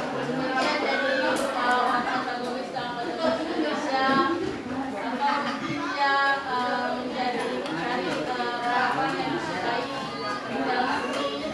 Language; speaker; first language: Indonesian; native; Indonesian